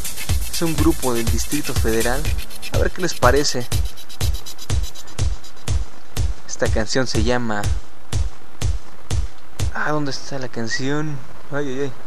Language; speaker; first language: Spanish; native; Spanish